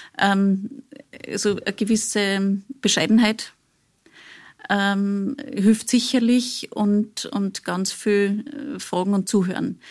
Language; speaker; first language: German; native; German